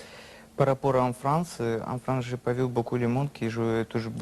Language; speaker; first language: French; non-native, learner; Russian